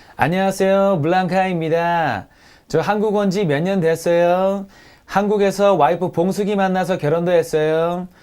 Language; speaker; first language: Korean; native; Korean